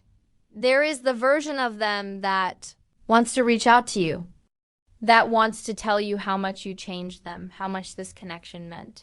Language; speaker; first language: English; native; English